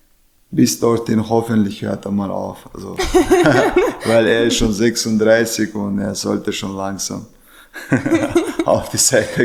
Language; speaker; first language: German; non-native, learner; Chechen